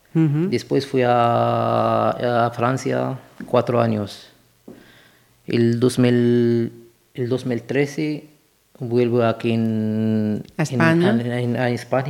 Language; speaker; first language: Spanish; non-native, learner; Arabic